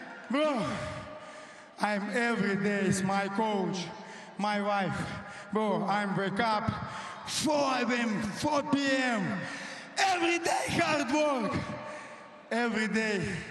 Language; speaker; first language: English; non-native, learner; Russian